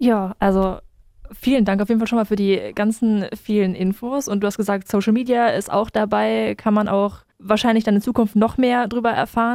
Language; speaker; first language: German; native; German